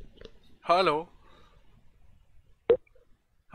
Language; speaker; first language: German; native; German